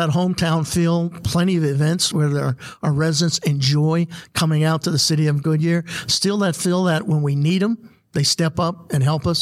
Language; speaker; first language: English; native; English